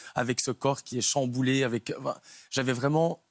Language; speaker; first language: French; native; French